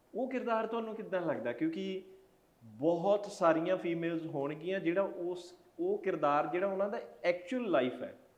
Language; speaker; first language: Punjabi; native; Punjabi